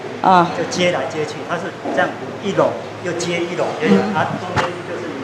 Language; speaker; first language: Chinese; native; Chinese